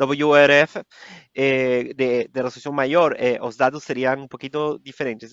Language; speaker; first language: Portuguese; non-native, fluent; Spanish